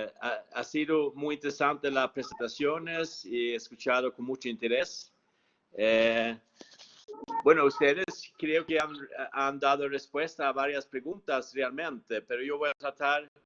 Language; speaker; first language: Spanish; non-native, fluent; Swedish